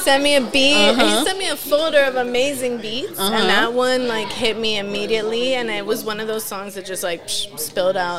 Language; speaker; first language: English; early bilingual, other home language; Spanish